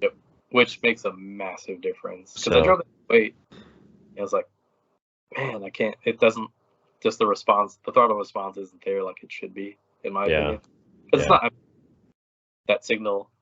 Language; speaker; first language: English; native; English